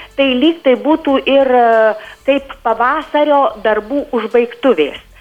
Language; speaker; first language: Lithuanian; native; Lithuanian